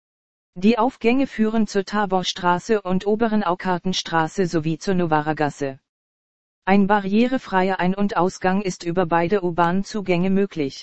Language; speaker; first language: German; native; German